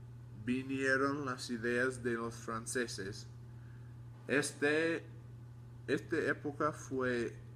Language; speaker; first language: Spanish; non-native, learner; English